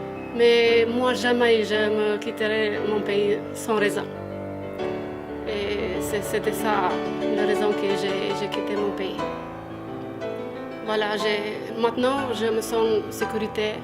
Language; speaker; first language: French; non-native, learner; Albanian